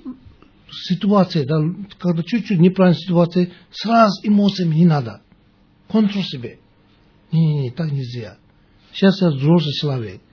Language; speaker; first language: Russian; non-native, learner; Tibetan